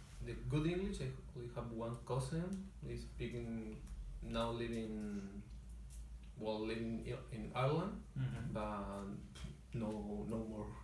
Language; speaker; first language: English; non-native, learner; Spanish